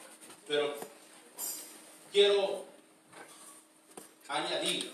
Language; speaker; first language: Spanish; early bilingual, heritage; Spanish